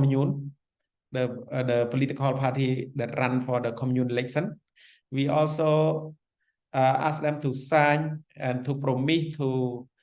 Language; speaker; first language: English; non-native, fluent; Khmer